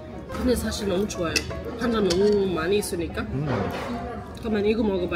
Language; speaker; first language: Korean; non-native, learner; German